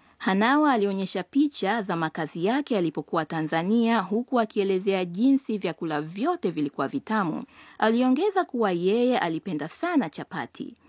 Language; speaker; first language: Swahili; native; Swahili